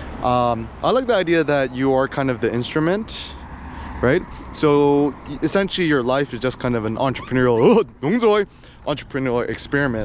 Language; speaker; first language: English; early bilingual, other home language; Korean